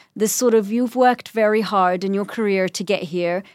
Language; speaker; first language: English; native; English